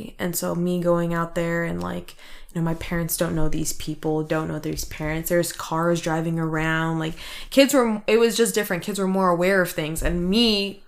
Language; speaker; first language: English; early bilingual, other home language; Russian